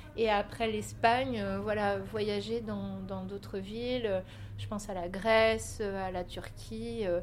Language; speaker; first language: French; early bilingual, other home language; Portuguese